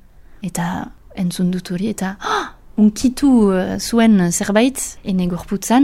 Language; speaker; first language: Basque; non-native, local second language; French